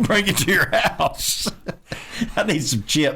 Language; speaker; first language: English; native; English